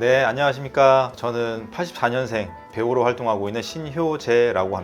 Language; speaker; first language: Korean; native; Korean